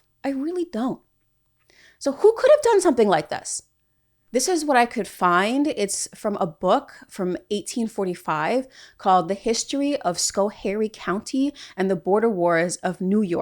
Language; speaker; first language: English; native; English